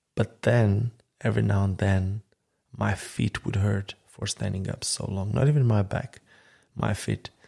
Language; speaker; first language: English; non-native, fluent; Croatian